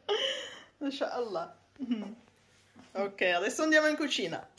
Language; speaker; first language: Italian; non-native, learner; Arabic